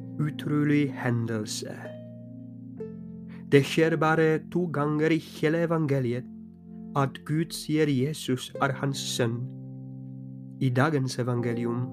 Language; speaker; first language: Norwegian; non-native, fluent; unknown